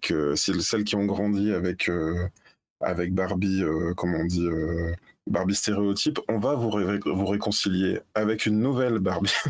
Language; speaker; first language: French; native; French